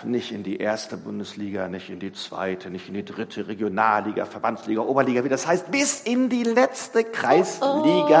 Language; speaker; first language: German; native; German